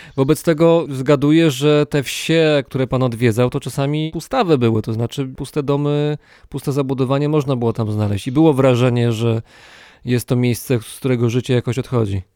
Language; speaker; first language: Polish; native; Polish